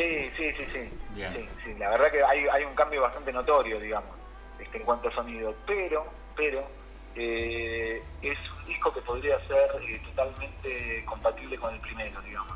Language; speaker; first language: Spanish; native; Spanish